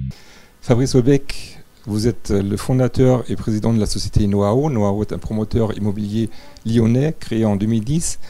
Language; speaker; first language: French; native; French